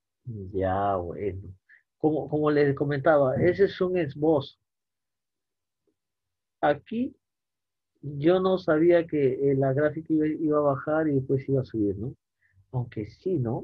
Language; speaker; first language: Spanish; native; Spanish